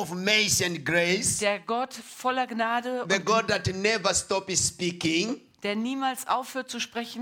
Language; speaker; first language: German; non-native, learner; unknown